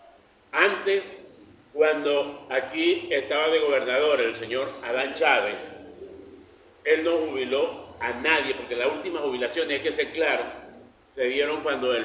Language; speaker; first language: Spanish; native; Spanish